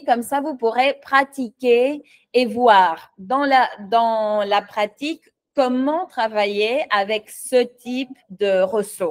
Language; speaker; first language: French; non-native, fluent; Spanish